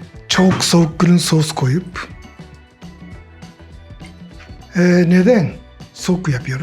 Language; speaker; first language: Turkish; non-native, learner; Japanese